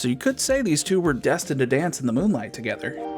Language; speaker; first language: English; native; English